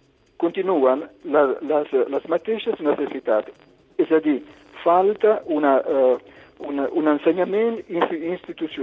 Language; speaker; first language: Catalan; non-native, local second language; Italian